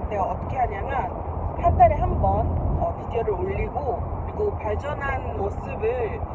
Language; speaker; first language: Korean; non-native, fluent; Malay